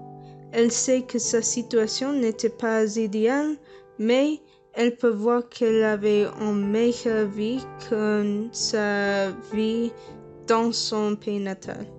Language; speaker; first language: French; non-native, learner; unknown